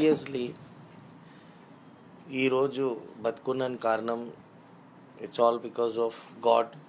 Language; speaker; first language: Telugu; non-native, local second language; Urdu